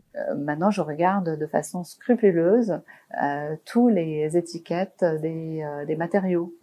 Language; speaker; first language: French; non-native, local second language; Arabic